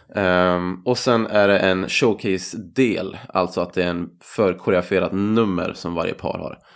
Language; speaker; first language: Swedish; native; Swedish